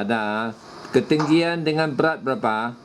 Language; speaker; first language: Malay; non-native, local second language; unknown